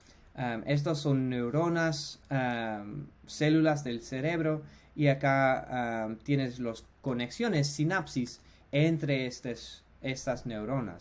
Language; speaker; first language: Spanish; non-native, fluent; English